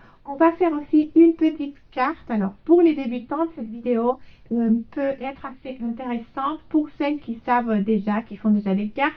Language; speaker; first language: French; non-native, fluent; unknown